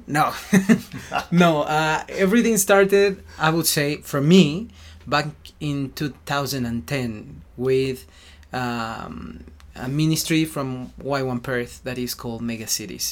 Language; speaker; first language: English; non-native, fluent; Spanish